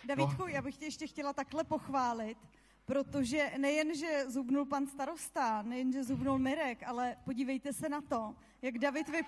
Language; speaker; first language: Czech; native; Czech